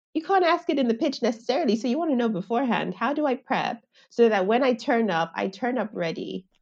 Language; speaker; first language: English; non-native, local second language; Yoruba